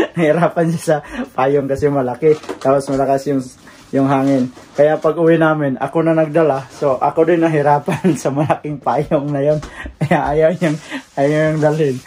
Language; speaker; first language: Filipino; non-native, local second language; Cebuano